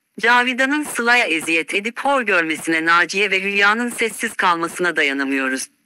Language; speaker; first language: Turkish; native; Turkish